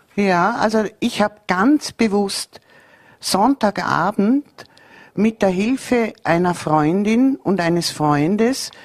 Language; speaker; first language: German; native; German